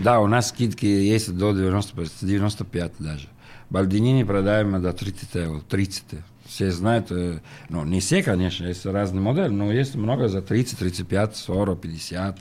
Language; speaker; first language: Russian; non-native, learner; Italian